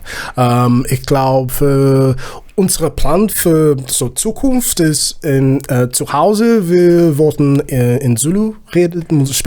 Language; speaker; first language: German; non-native, learner; Zulu